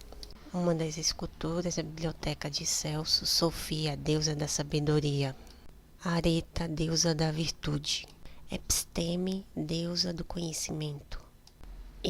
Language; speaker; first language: Portuguese; native; Portuguese